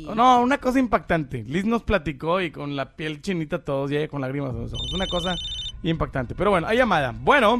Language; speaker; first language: Spanish; native; Spanish